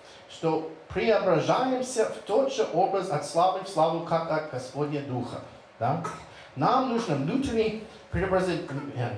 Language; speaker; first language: Russian; non-native, fluent; English